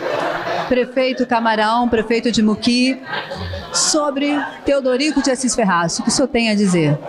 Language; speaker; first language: Portuguese; native; Portuguese